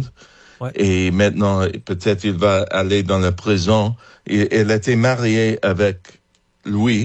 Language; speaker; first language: French; non-native, fluent; English